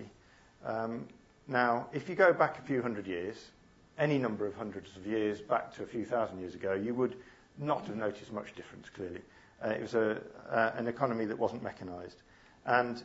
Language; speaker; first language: English; native; English